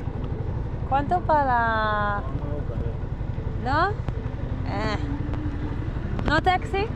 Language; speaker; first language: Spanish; non-native, learner; Hebrew